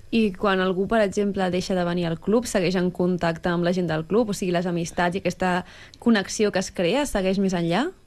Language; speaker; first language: Catalan; native; Catalan